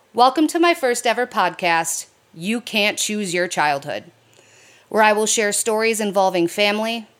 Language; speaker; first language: English; native; English